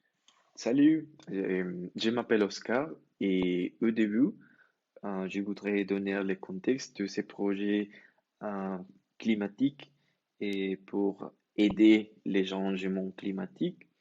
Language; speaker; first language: French; non-native, learner; Spanish